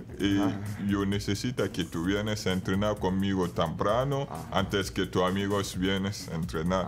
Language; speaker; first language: Spanish; non-native, fluent; Bambara